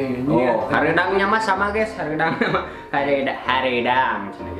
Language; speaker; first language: Indonesian; non-native, local second language; Sundanese